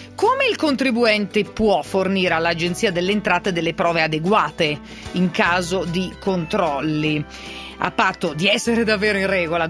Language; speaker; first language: Italian; native; Italian